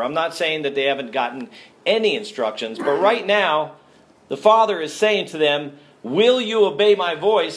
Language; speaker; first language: English; native; English